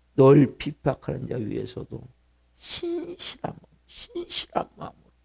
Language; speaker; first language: Korean; native; Korean